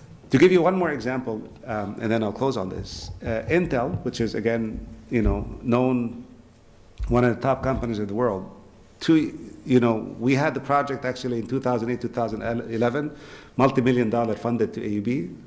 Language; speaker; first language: English; non-native, fluent; Arabic